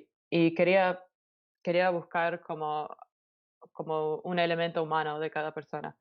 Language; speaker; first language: Spanish; early bilingual, heritage; Spanish